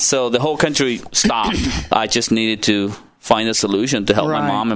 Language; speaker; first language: English; non-native, fluent; Spanish